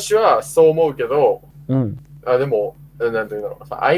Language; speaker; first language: Japanese; native; Japanese